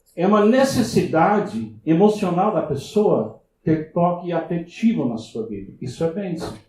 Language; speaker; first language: Portuguese; non-native, fluent; English